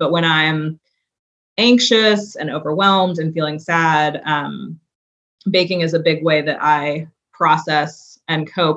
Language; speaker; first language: English; native; English